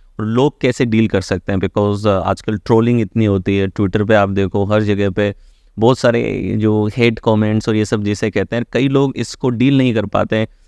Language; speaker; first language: Hindi; native; Hindi